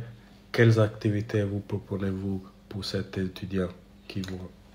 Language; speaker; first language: French; non-native, learner; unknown